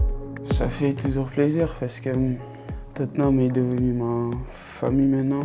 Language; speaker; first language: French; non-native, local second language; Wolof